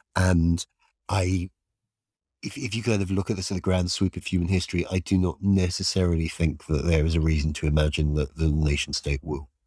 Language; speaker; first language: English; native; English